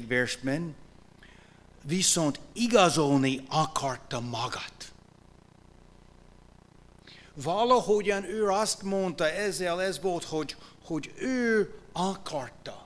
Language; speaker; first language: Hungarian; non-native, fluent; English